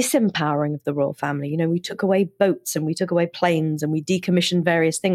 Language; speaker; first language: English; native; English